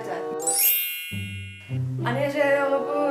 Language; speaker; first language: Korean; non-native, learner; Finnish